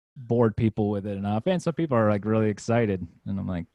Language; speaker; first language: English; native; English